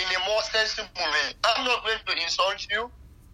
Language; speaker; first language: English; non-native, local second language; Krio